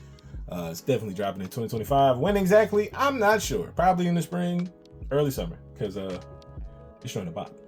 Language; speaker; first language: English; native; English